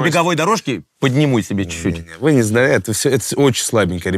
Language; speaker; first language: Russian; native; Russian